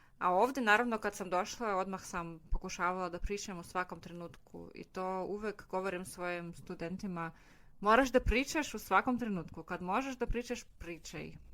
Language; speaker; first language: Bosnian; non-native, fluent; Russian